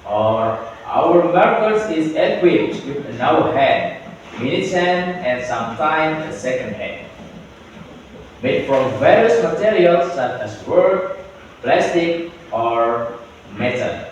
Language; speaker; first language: English; non-native, learner; Indonesian